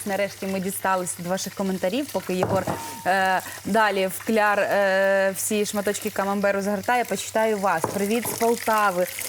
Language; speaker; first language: Ukrainian; native; Ukrainian